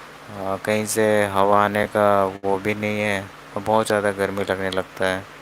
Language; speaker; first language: Hindi; non-native, local second language; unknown